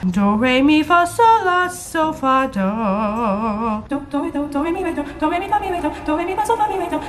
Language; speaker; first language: English; native; English